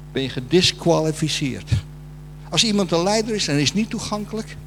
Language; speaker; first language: Dutch; non-native, fluent; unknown